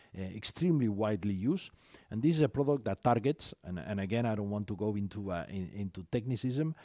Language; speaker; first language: English; non-native, fluent; Spanish